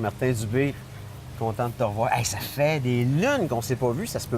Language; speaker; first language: French; native; French